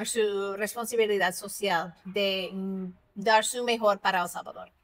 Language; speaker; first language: Spanish; non-native, fluent; English